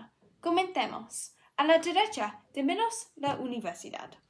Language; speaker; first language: Spanish; non-native, learner; English